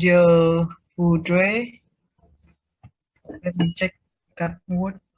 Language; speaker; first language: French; non-native, learner; Vietnamese